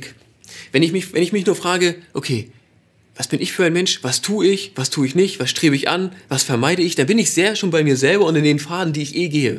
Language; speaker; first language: German; native; German